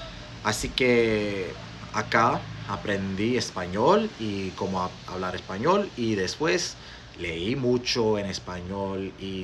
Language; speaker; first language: Spanish; non-native, fluent; English